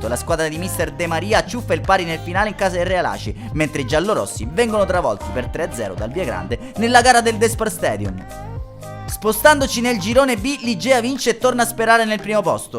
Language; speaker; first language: Italian; native; Italian